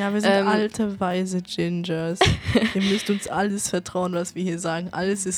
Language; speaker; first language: German; native; German